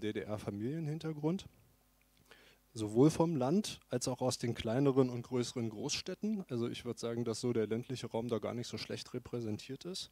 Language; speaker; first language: German; native; German